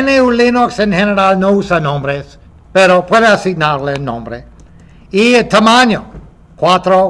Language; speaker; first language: Spanish; non-native, fluent; English